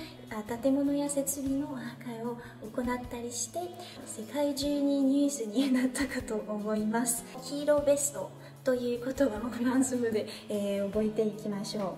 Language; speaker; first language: Japanese; non-native, fluent; French